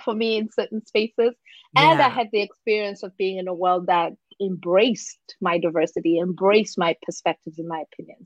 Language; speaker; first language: English; non-native, local second language; Xhosa